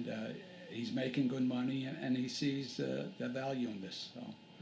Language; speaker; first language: English; native; English